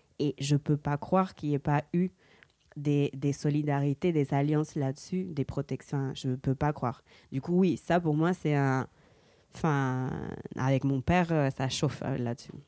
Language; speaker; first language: French; early bilingual, heritage; Spanish